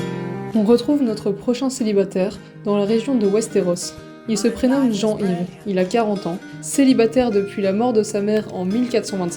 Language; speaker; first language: French; native; French